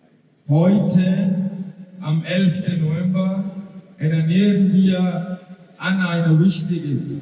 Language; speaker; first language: German; non-native, fluent; Baluchi